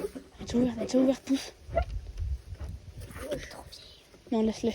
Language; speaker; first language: French; native; French